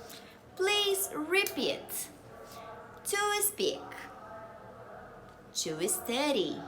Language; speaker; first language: English; non-native, fluent; Portuguese